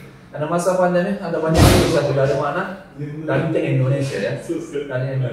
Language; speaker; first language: Indonesian; non-native, learner; Turkish